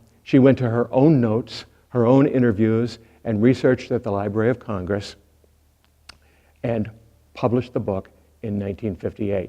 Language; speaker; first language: English; native; English